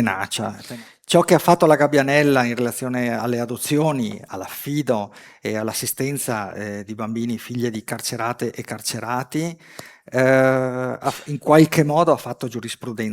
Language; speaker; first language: Italian; native; Italian